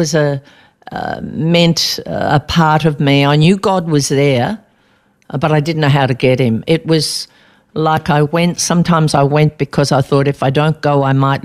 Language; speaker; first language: English; native; English